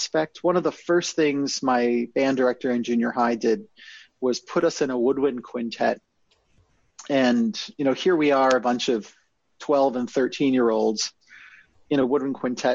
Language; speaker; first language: English; native; English